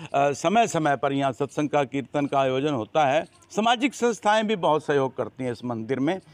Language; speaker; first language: Hindi; native; Hindi